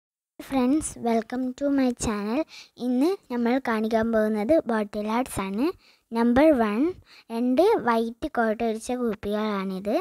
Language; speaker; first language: Malayalam; native; Malayalam